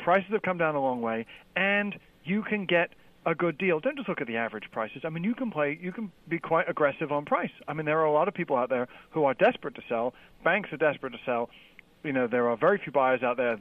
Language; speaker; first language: English; native; English